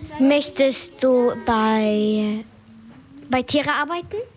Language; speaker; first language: German; non-native, local second language; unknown